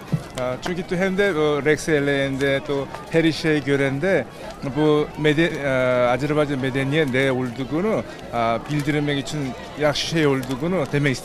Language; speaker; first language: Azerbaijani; non-native, learner; Turkish